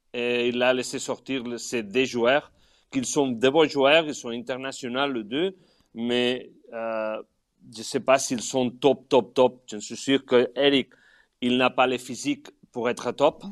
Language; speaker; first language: French; non-native, fluent; Catalan